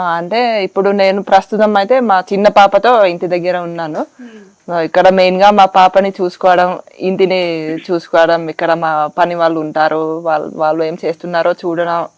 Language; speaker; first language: Telugu; non-native, fluent; Finnish